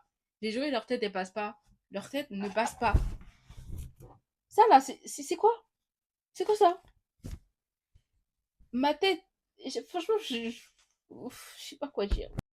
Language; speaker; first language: French; native; French